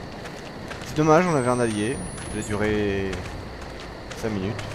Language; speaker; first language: French; native; French